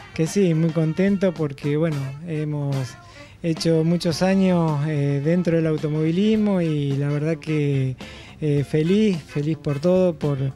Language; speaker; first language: Spanish; native; Spanish